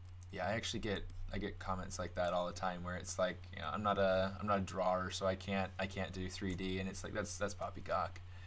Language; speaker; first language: English; native; English